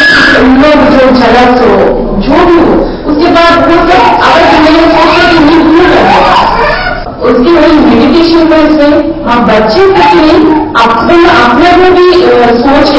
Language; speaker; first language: Hindi; non-native, local second language; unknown